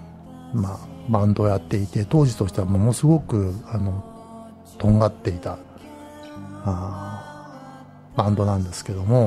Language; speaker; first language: Japanese; native; Japanese